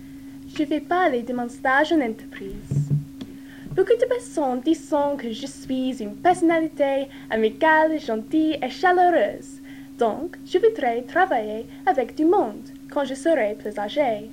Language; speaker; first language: French; non-native, learner; English